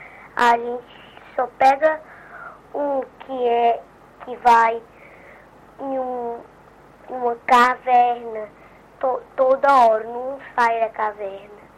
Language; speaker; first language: Portuguese; early bilingual, heritage; Portuguese